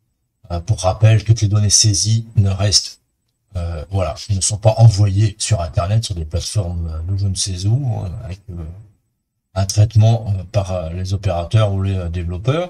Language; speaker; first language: French; native; French